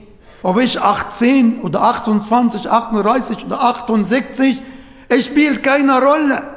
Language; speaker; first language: German; non-native, fluent; Arabic